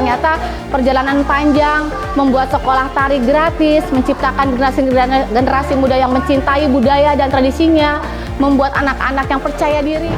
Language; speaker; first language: Indonesian; native; Indonesian